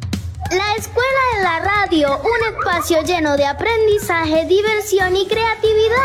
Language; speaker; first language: Spanish; native; Spanish